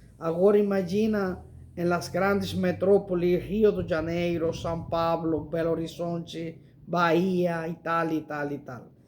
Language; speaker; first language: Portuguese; non-native, learner; Spanish